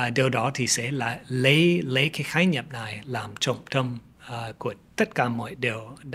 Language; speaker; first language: Vietnamese; non-native, fluent; English